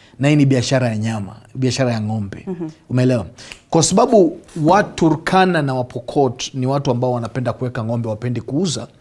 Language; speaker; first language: Swahili; non-native, local second language; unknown